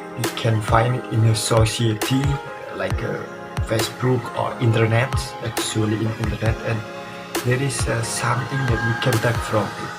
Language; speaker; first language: English; non-native, learner; Indonesian